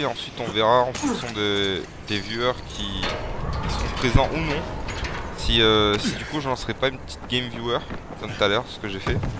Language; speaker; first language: French; native; French